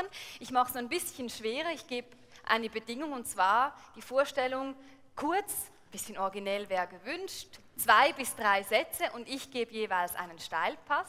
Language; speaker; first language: German; native; German